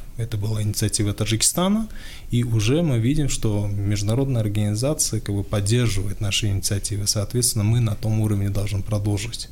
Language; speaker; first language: Russian; non-native, local second language; Tajik